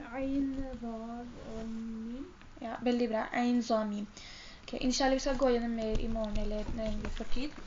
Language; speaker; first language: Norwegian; early bilingual, other home language; Urdu